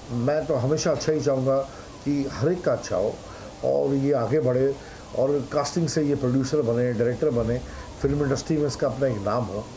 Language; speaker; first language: Hindi; native; Hindi